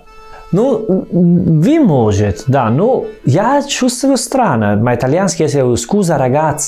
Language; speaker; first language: Russian; non-native, fluent; Italian